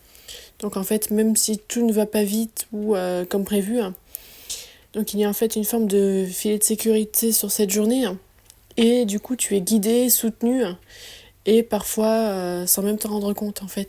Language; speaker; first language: French; native; French